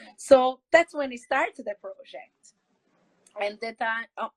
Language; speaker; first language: English; non-native, fluent; Portuguese